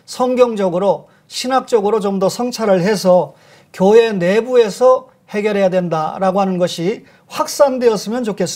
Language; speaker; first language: Korean; native; Korean